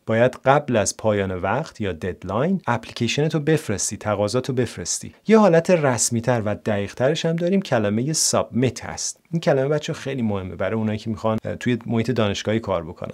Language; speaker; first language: Persian; native; Persian